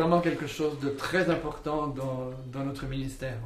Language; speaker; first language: French; native; French